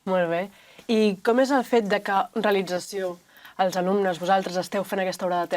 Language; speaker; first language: Catalan; native; Catalan